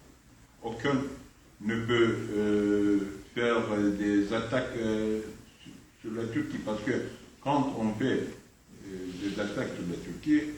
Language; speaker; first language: French; non-native, fluent; Turkish